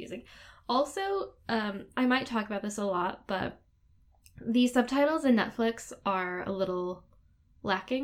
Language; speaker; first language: English; native; English